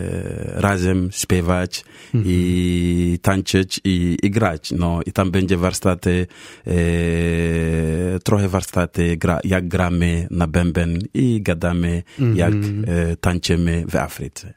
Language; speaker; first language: Polish; non-native, learner; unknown